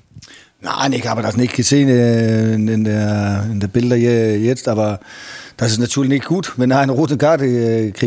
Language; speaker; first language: German; non-native, fluent; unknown